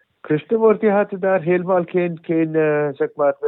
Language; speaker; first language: Dutch; non-native, learner; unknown